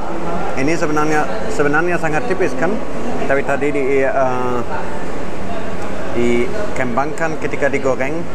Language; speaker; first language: Indonesian; non-native, fluent; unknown